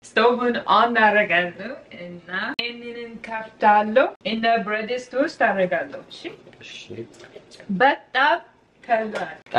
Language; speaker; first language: Amharic; non-native, learner; Arabic